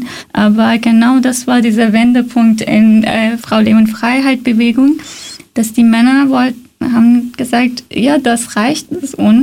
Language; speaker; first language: German; non-native, fluent; Persian